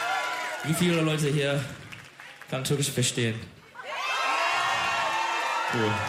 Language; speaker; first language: German; non-native, learner; Turkish